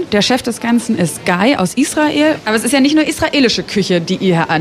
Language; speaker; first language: German; native; German